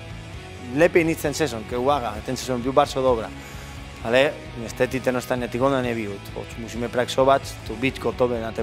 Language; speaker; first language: Polish; non-native, learner; Spanish